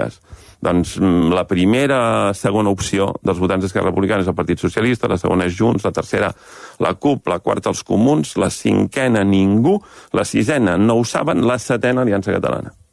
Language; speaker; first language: Catalan; native; Catalan